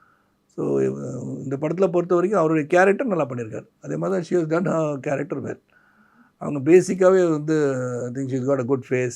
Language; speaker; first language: Tamil; native; Tamil